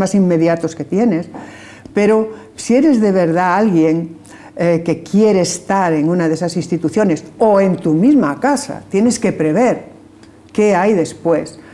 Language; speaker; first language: Spanish; native; Spanish